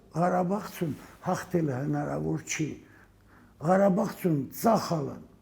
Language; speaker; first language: Armenian; native; Armenian